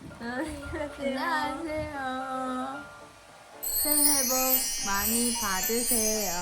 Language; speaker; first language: Korean; non-native, fluent; Japanese